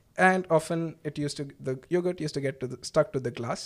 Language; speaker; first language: English; non-native, local second language; Malayalam